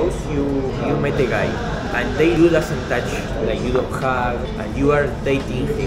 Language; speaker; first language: English; non-native, learner; Spanish